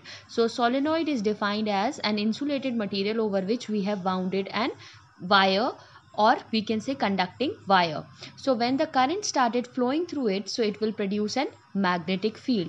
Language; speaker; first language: English; non-native, local second language; Hindi